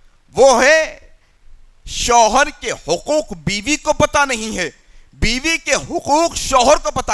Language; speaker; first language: Urdu; native; Urdu